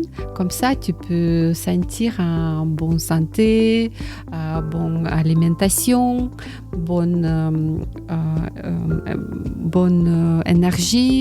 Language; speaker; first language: French; non-native, learner; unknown